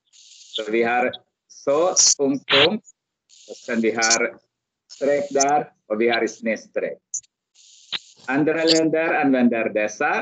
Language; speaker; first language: Swedish; non-native, fluent; Arabic